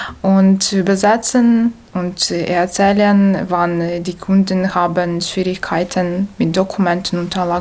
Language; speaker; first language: German; non-native, learner; Ukrainian